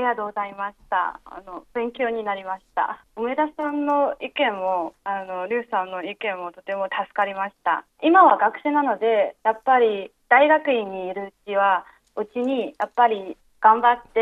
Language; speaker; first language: Japanese; non-native, fluent; Chinese